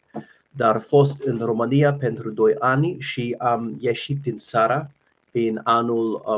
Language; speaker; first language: Romanian; non-native, learner; English